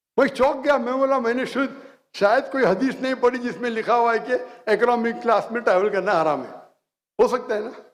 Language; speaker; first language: Hindi; non-native, local second language; Konkani